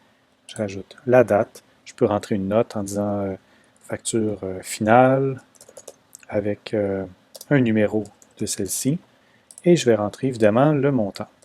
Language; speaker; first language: French; native; French